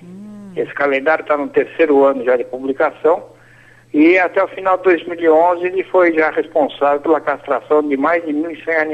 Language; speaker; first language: Portuguese; native; Portuguese